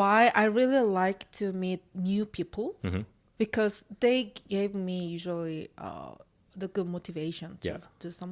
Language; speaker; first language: English; non-native, learner; Korean